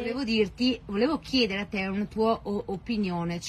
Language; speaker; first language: Italian; early bilingual, heritage; Italian